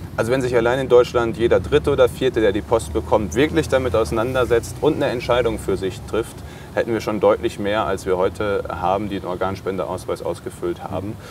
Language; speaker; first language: German; native; German